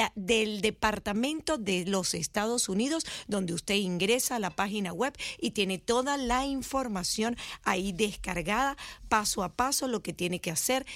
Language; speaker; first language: Spanish; native; Spanish